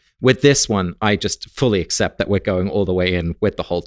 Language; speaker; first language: English; native; English